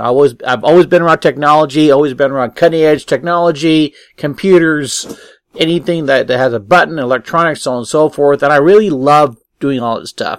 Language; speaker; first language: English; native; English